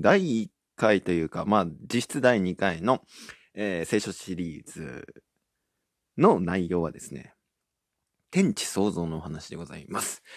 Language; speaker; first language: Japanese; native; Japanese